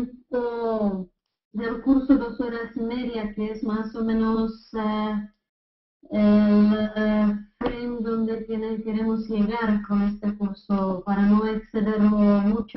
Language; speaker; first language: Spanish; non-native, fluent; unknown